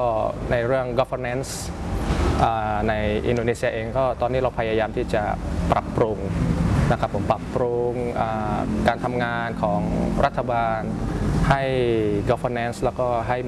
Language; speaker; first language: Thai; early bilingual, other home language; Indonesian